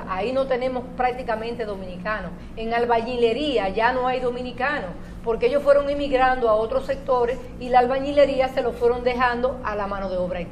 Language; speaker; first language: Spanish; native; Spanish